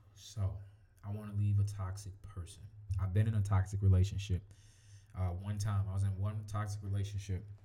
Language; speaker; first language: English; native; English